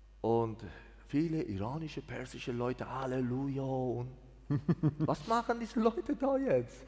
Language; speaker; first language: German; non-native, learner; Persian